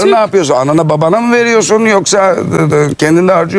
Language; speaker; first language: Turkish; native; Turkish